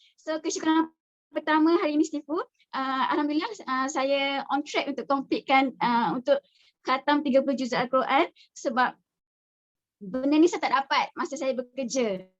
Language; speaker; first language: Malay; native; Malay